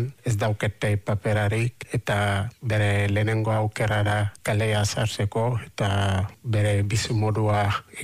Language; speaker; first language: Basque; non-native, fluent; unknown